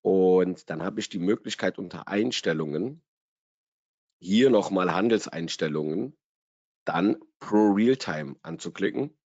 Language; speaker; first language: German; native; German